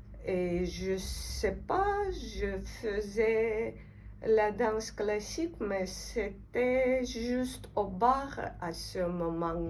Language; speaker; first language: French; non-native, fluent; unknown